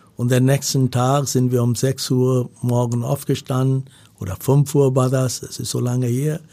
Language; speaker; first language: German; non-native, learner; Punjabi